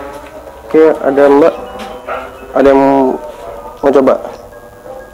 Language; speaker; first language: Indonesian; native; Indonesian